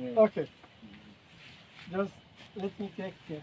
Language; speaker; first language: English; non-native, learner; Arabic